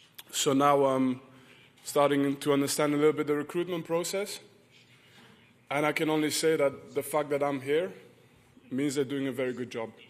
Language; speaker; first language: English; non-native, fluent; French